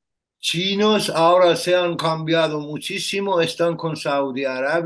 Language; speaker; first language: Spanish; non-native, learner; Persian